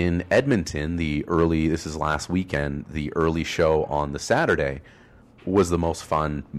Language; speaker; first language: English; native; English